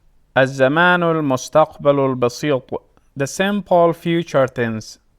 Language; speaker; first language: Arabic; non-native, fluent; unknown